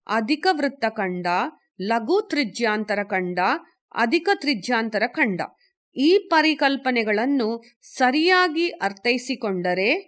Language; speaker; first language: Kannada; native; Kannada